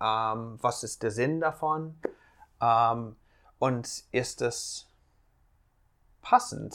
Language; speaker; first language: German; non-native, fluent; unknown